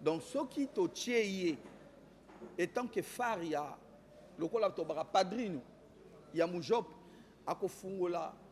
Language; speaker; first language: French; non-native, local second language; Lingala